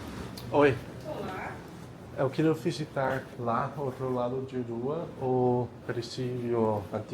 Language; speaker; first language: Portuguese; non-native, learner; English